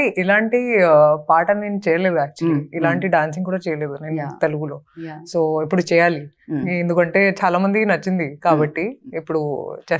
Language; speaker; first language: Telugu; non-native, fluent; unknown